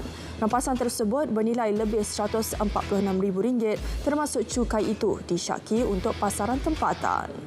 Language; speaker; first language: Malay; native; Malay